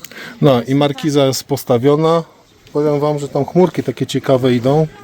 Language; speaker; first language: Polish; native; Polish